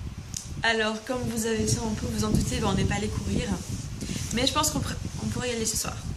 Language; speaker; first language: French; native; French